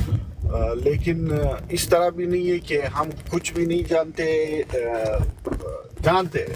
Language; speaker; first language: Hindi; non-native, local second language; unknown